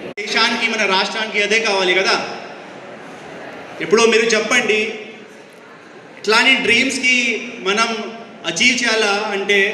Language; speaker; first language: Telugu; non-native, fluent; Hindi